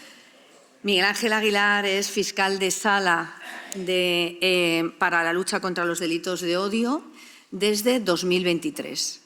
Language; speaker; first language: Spanish; native; Spanish